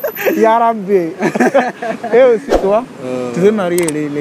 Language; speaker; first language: French; non-native, learner; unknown